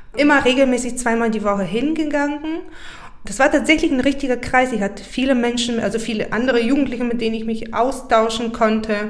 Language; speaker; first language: German; non-native, fluent; Bulgarian